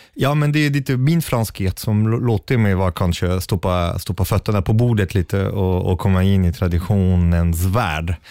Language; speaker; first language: Swedish; non-native, fluent; French